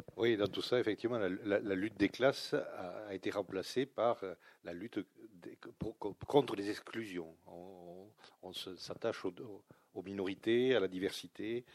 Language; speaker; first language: French; native; French